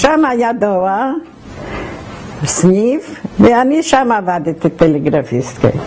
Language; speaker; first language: Hebrew; non-native, fluent; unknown